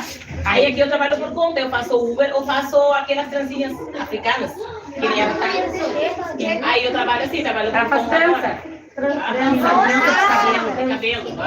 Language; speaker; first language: Portuguese; non-native, learner; Spanish